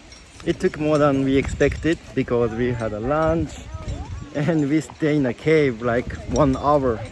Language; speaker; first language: English; non-native, learner; Japanese